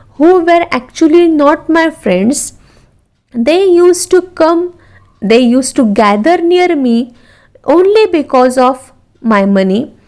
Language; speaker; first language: English; non-native, local second language; Marathi